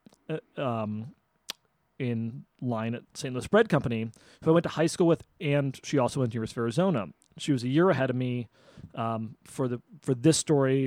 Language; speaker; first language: English; native; English